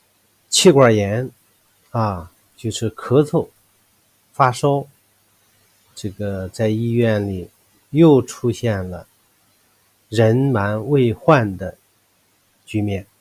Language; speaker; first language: Chinese; native; Chinese